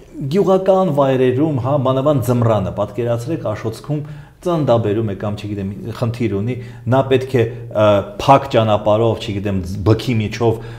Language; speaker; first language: Armenian; native; Armenian